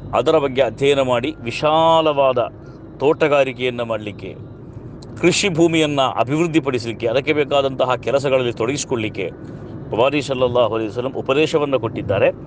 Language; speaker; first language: Kannada; non-native, local second language; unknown